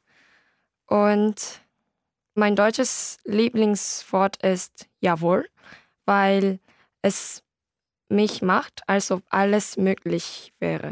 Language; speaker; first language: German; non-native, learner; Korean